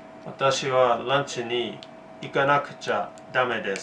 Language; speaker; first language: Japanese; non-native, learner; English